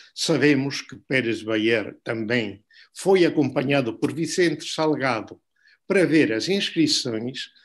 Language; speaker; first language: Portuguese; non-native, fluent; Spanish